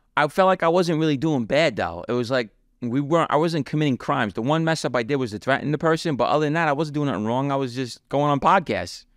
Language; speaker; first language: English; native; English